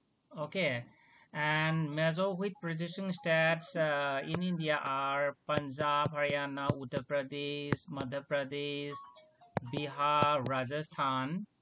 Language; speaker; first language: English; non-native, local second language; Manipuri